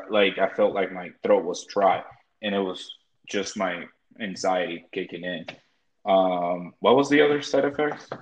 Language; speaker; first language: English; early bilingual, other home language; Spanish